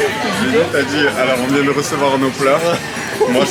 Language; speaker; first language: French; native; French